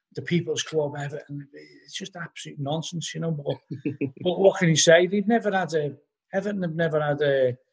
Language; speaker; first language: English; native; English